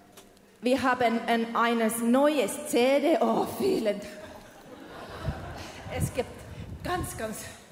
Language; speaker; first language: German; non-native, learner; Finnish